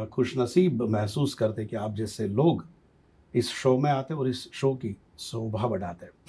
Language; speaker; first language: Hindi; non-native, local second language; Gujarati